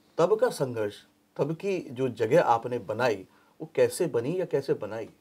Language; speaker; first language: Hindi; native; Hindi